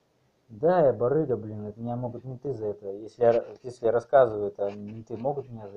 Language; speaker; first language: Russian; native; Russian